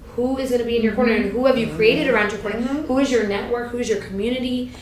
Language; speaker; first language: English; native; English